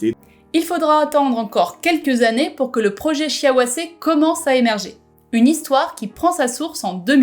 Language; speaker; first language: French; native; French